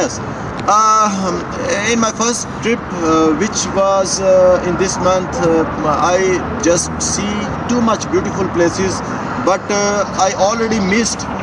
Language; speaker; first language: English; non-native, learner; Urdu